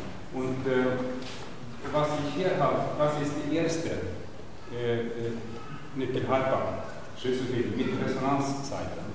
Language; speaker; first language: German; non-native, learner; Swedish